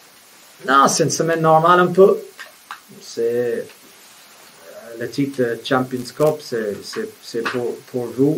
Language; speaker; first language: French; non-native, fluent; English